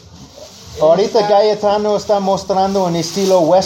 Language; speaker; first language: Spanish; non-native, learner; English